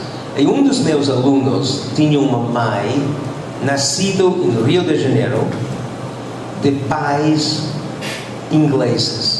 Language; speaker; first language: Portuguese; non-native, fluent; English